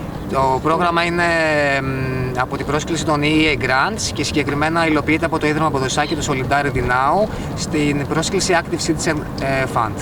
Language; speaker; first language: Greek; native; Greek